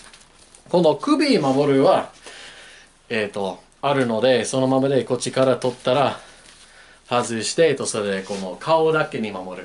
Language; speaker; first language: Japanese; non-native, learner; English